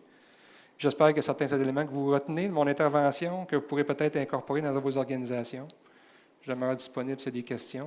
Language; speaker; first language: French; native; French